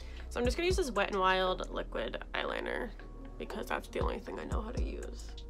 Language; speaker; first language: English; native; English